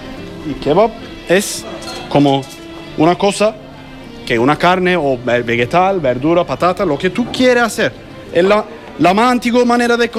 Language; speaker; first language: Spanish; non-native, learner; Turkish